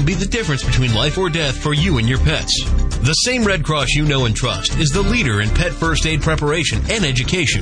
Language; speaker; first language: English; native; English